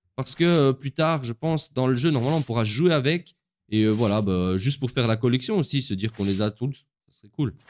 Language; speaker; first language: French; native; French